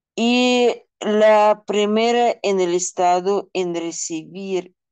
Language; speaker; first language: Spanish; non-native, fluent; Russian